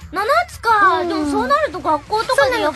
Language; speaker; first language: Japanese; native; Japanese